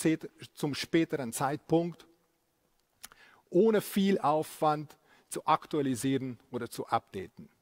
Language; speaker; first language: German; non-native, fluent; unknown